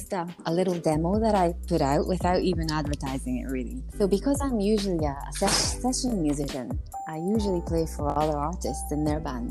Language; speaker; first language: English; non-native, fluent; Japanese